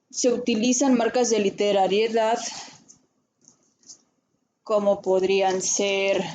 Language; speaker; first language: Spanish; native; Spanish